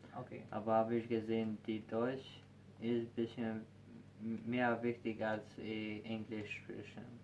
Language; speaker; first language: German; non-native, learner; Albanian